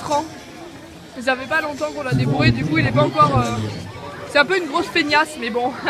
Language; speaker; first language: French; native; French